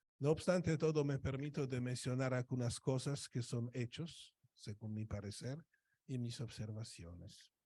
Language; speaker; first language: Spanish; non-native, fluent; Polish